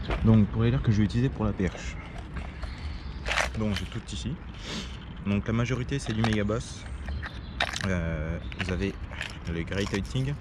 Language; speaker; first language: French; native; French